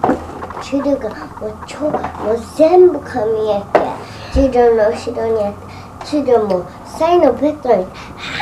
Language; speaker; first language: Japanese; early bilingual, heritage; Japanese